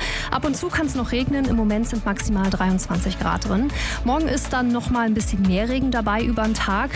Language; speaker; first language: German; native; German